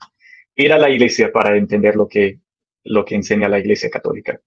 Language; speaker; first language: Spanish; early bilingual, heritage; English